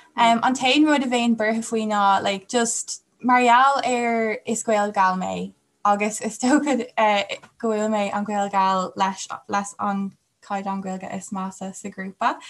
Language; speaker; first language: Irish; non-native, local second language; English